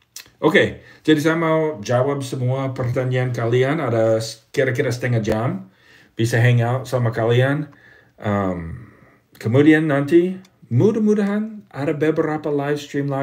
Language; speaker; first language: Indonesian; non-native, fluent; English